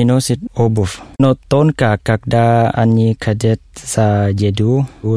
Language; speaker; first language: Russian; non-native, learner; Thai